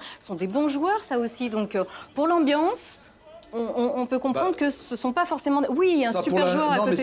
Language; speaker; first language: French; native; French